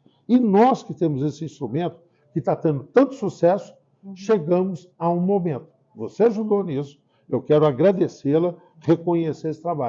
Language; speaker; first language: Portuguese; native; Portuguese